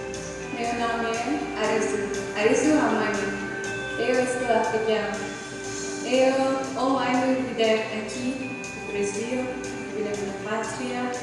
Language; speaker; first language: Portuguese; non-native, learner; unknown